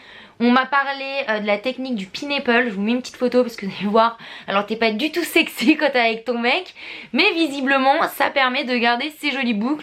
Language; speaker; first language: French; native; French